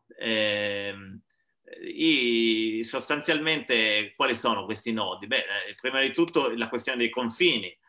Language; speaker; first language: Italian; native; Italian